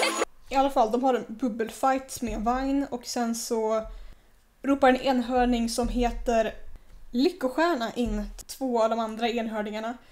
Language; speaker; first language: Swedish; native; Swedish